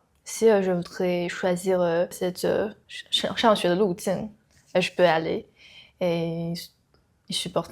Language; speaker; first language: French; non-native, learner; Chinese